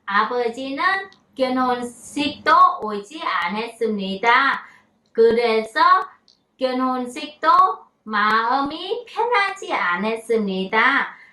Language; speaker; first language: Korean; non-native, learner; Vietnamese